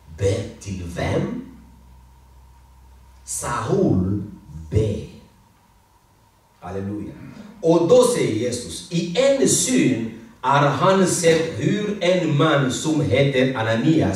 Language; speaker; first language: Swedish; non-native, fluent; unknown